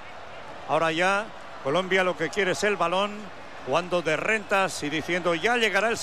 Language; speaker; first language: Spanish; native; Spanish